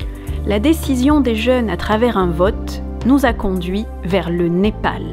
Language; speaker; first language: French; native; French